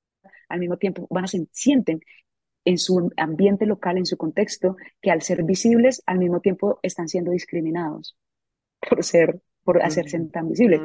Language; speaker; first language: Spanish; native; Spanish